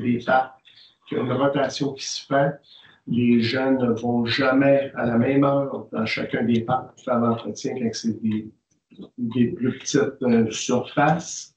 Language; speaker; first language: French; native; French